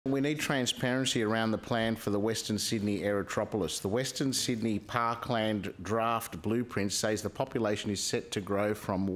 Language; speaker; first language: English; native; English